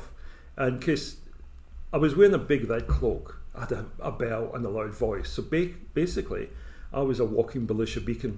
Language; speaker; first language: English; native; English